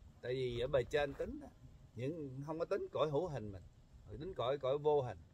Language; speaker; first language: Vietnamese; early bilingual, heritage; Vietnamese